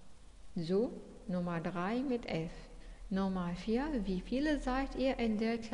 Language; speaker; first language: German; non-native, fluent; Arabic